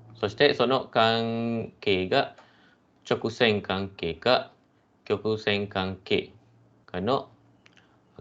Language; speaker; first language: Japanese; non-native, fluent; Malay